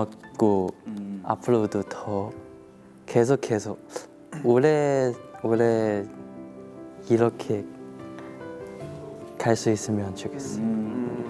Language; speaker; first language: Korean; non-native, fluent; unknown